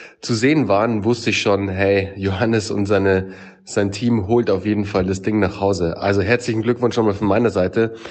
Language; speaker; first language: German; native; German